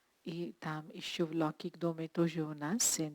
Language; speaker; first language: Russian; non-native, learner; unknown